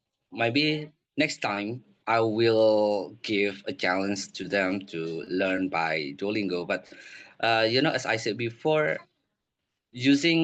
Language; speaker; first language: English; non-native, learner; Indonesian